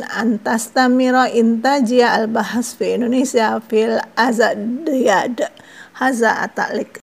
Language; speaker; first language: Arabic; non-native, learner; Indonesian